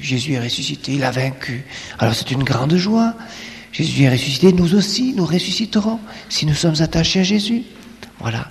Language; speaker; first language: French; native; French